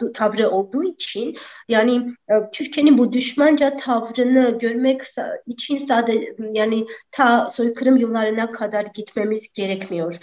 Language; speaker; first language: Turkish; non-native, fluent; Armenian